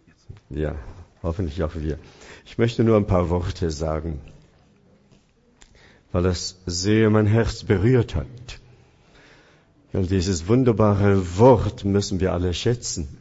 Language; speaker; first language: German; non-native, fluent; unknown